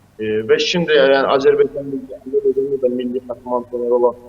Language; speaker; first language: Turkish; non-native, fluent; Azerbaijani